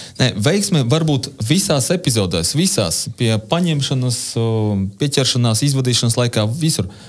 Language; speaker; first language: Latvian; non-native, local second language; Russian